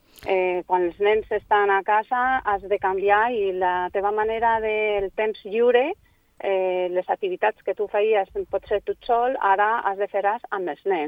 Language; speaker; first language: Catalan; non-native, local second language; Spanish